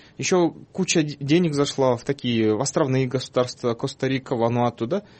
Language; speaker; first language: Russian; non-native, local second language; Kyrgyz